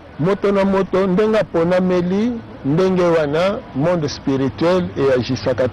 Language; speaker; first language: Lingala; non-native, local second language; Kongo